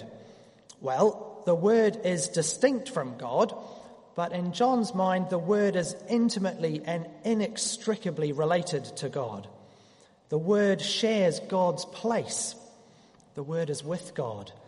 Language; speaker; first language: English; native; English